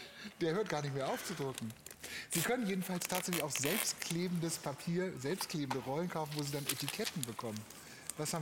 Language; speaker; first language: German; native; German